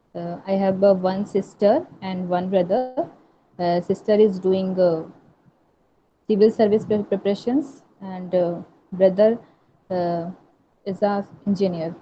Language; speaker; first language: English; non-native, learner; Hindi